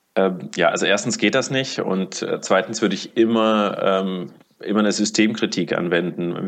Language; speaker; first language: German; early bilingual, other home language; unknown